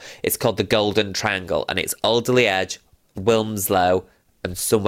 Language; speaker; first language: English; native; English